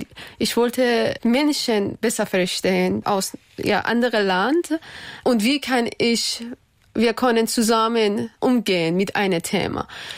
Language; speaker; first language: German; non-native, learner; Persian